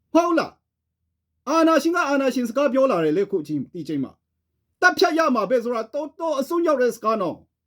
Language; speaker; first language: Burmese; non-native, local second language; Kachin